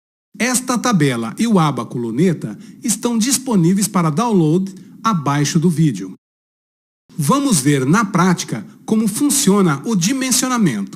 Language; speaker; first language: Portuguese; native; Portuguese